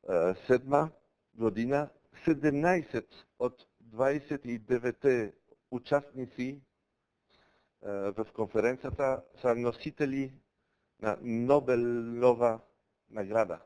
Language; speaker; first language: Bulgarian; non-native, learner; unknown